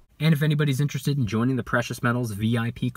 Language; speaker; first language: English; native; English